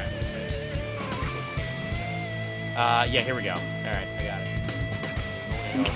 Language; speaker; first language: English; native; English